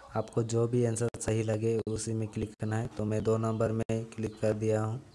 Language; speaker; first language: Hindi; non-native, local second language; Bangla